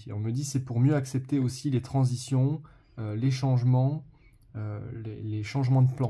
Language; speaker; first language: French; native; French